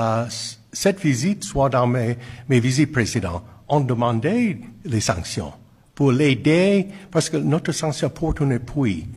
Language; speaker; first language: French; non-native, fluent; English